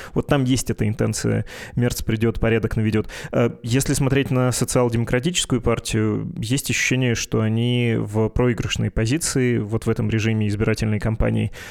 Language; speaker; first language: Russian; native; Russian